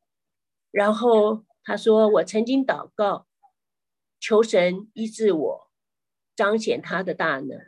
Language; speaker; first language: Chinese; native; Chinese